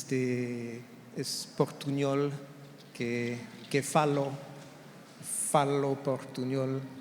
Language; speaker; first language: Spanish; non-native, fluent; French